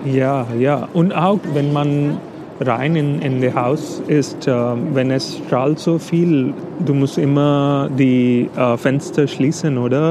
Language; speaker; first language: German; non-native, fluent; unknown